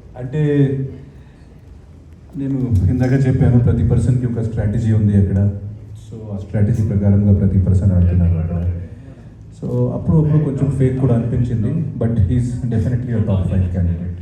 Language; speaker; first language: Telugu; non-native, fluent; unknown